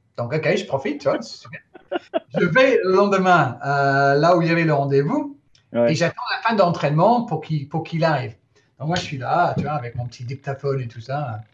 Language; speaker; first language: French; non-native, fluent; English